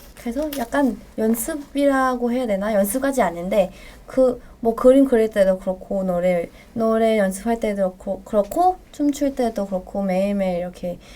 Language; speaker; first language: Korean; non-native, fluent; Thai